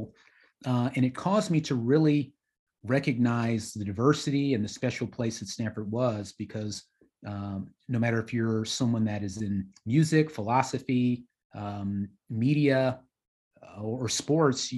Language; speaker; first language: English; native; English